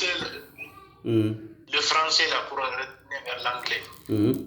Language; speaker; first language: French; non-native, local second language; Bambara